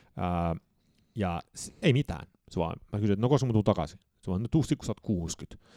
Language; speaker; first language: Finnish; early bilingual, heritage; Finnish